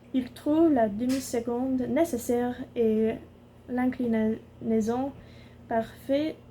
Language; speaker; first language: French; non-native, learner; English